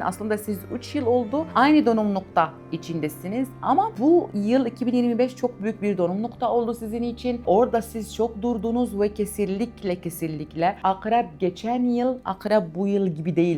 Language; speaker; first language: Turkish; non-native, fluent; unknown